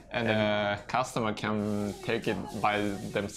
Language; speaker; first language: English; non-native, learner; Japanese